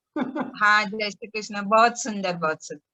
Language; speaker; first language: Hindi; native; Hindi